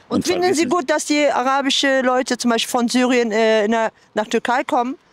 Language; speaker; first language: German; early bilingual, other home language; Turkish